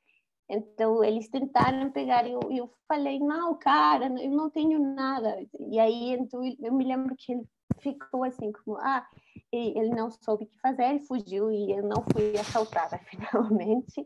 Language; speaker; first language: Portuguese; non-native, fluent; Spanish